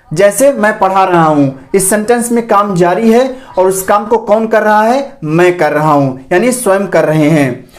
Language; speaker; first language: Hindi; native; Hindi